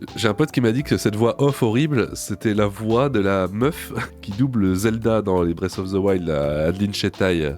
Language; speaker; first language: French; native; French